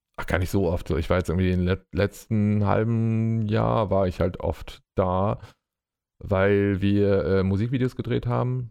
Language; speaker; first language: German; native; German